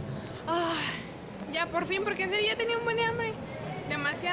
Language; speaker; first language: Spanish; native; Spanish